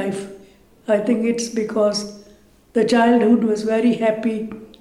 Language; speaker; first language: English; non-native, local second language; Punjabi